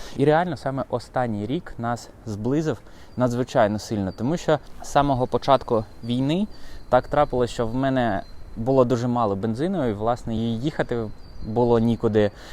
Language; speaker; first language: Ukrainian; non-native, local second language; Russian